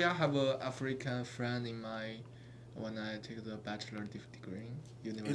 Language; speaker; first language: English; non-native, learner; Chinese